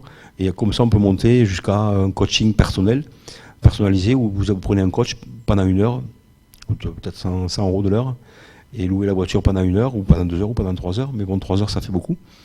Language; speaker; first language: French; native; French